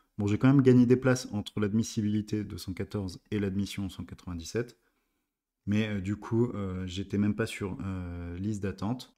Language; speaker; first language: French; native; French